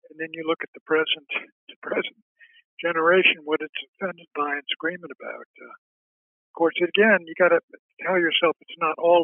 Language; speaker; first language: English; native; English